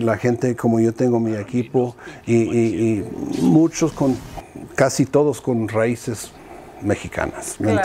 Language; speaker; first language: Spanish; early bilingual, heritage; Spanish